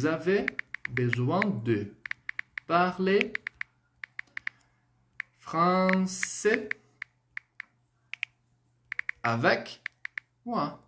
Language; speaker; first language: French; non-native, fluent; Portuguese